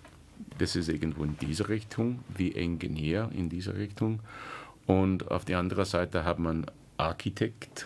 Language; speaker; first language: German; non-native, learner; English